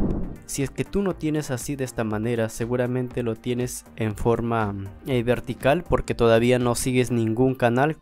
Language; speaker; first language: Spanish; native; Spanish